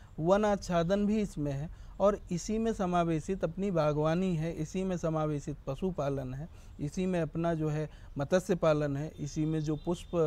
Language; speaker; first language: Hindi; native; Hindi